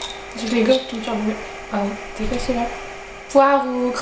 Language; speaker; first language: French; native; French